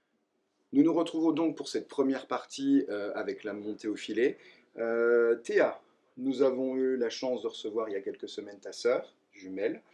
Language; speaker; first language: French; native; French